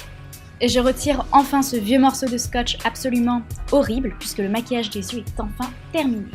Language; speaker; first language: French; native; French